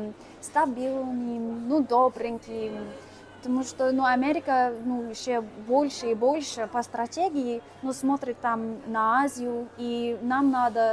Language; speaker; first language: Russian; non-native, fluent; English